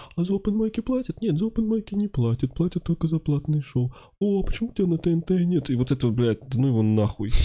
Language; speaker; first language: Russian; native; Russian